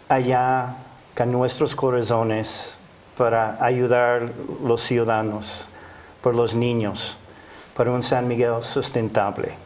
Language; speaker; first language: Spanish; non-native, fluent; English